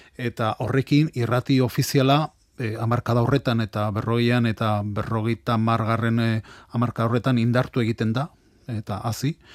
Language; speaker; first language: Basque; non-native, local second language; Spanish